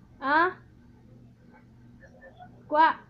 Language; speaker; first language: French; native; French